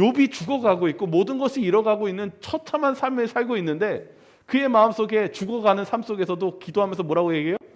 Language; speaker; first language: Korean; native; Korean